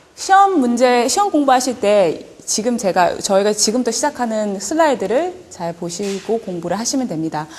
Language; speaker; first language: Korean; early bilingual, heritage; Korean